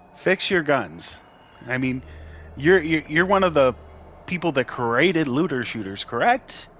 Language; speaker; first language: English; native; English